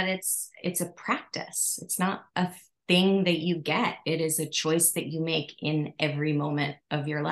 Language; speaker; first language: English; native; English